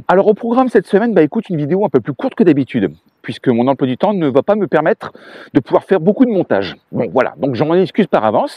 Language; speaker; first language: French; native; French